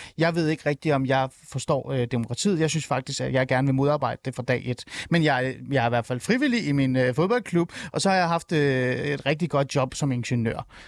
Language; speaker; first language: Danish; early bilingual, other home language; Persian